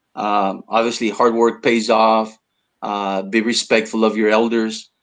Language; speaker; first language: English; early bilingual, other home language; Spanish